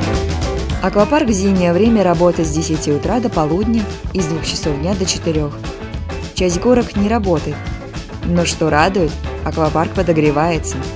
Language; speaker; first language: Russian; native; Russian